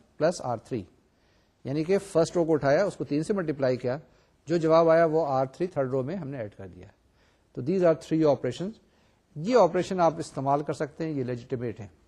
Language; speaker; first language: Urdu; native; Urdu